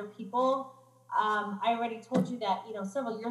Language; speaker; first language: English; native; English